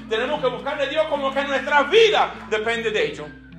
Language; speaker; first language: Spanish; early bilingual, heritage; Spanish